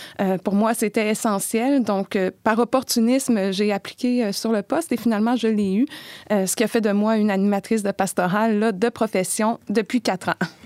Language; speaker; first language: French; native; French